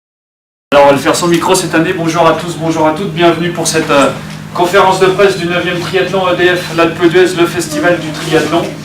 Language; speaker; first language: French; native; French